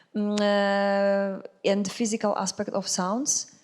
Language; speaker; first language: English; non-native, fluent; Polish